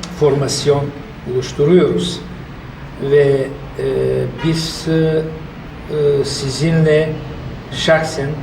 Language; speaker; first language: Turkish; non-native, fluent; Bulgarian